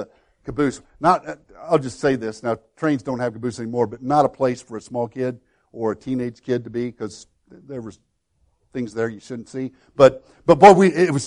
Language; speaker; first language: English; native; English